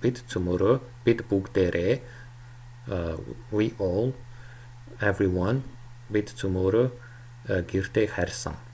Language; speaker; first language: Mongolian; non-native, fluent; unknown